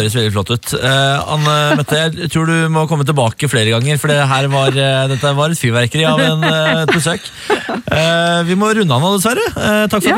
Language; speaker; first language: Norwegian; native; Norwegian